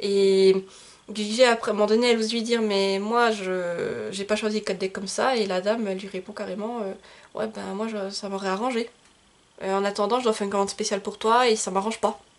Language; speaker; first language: French; native; French